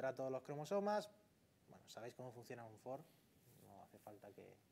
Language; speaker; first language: Spanish; native; Spanish